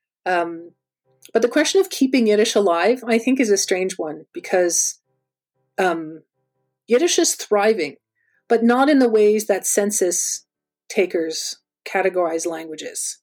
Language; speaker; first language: English; native; English